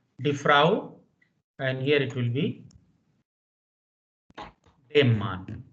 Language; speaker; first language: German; non-native, fluent; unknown